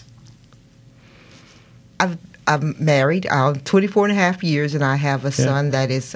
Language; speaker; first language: English; native; English